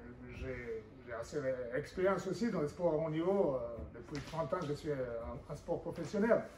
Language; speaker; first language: French; non-native, fluent; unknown